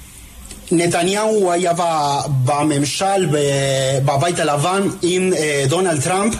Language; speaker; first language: Hebrew; non-native, fluent; Spanish